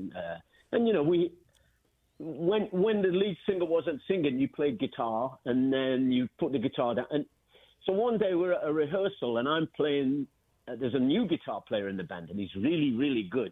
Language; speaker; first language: English; native; English